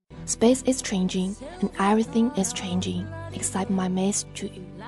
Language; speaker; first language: English; non-native, fluent; Chinese